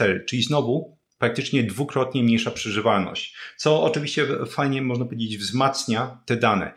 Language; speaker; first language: Polish; native; Polish